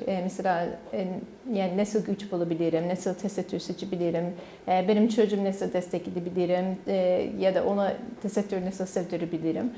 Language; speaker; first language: Turkish; non-native, learner; English